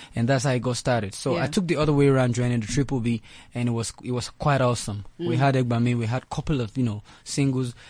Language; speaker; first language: English; non-native, local second language; Yoruba